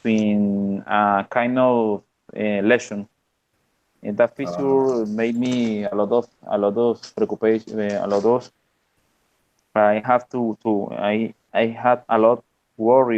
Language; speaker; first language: English; non-native, learner; Spanish